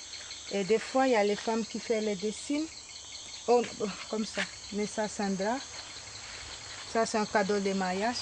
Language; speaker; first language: French; non-native, local second language; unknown